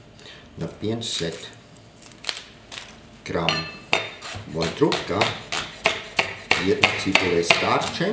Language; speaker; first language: Polish; non-native, learner; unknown